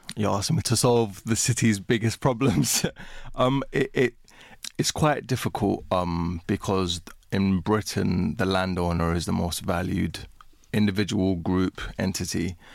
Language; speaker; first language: English; native; English